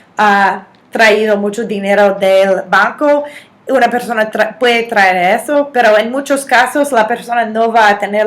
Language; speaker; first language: Spanish; non-native, fluent; English